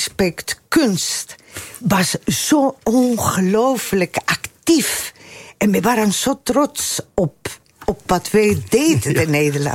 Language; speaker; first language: Dutch; non-native, fluent; Spanish